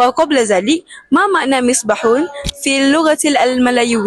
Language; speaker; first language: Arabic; non-native, learner; Malay